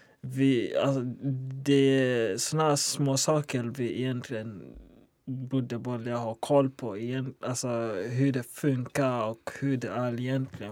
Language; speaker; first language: Swedish; non-native, local second language; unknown